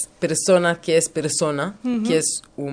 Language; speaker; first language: Spanish; non-native, learner; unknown